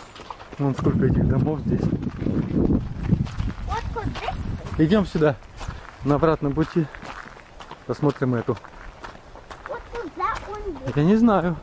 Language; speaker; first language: Russian; native; Russian